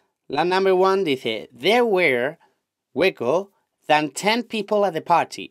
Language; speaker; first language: English; non-native, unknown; Spanish